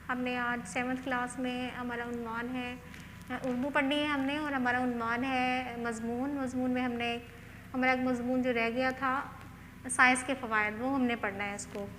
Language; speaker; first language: Hindi; non-native, local second language; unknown